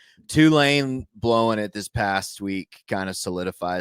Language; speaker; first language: English; native; English